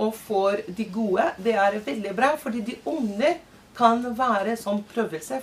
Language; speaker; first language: Norwegian; non-native, fluent; Portuguese